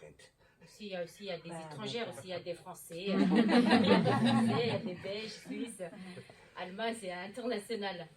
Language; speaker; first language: French; non-native, learner; Mongolian